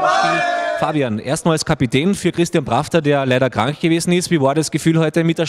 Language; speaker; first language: German; native; German